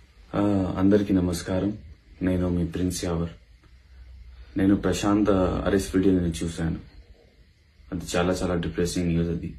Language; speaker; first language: Telugu; non-native, learner; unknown